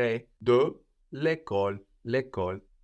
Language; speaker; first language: French; non-native, fluent; English